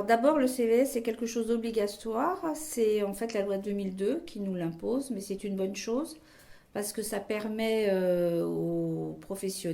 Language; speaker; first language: French; native; French